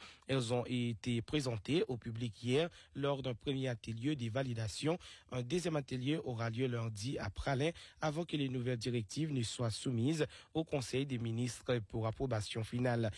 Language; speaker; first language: French; non-native, local second language; Seselwa Creole French